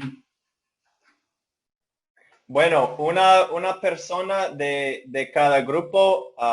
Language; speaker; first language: Spanish; non-native, fluent; English